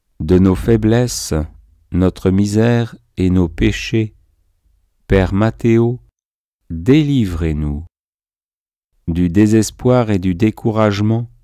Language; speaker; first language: French; native; French